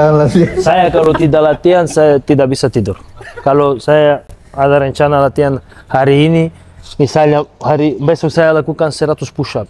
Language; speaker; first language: Indonesian; non-native, fluent; Serbian